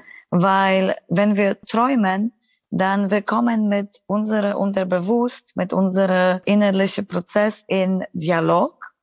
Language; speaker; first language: German; non-native, fluent; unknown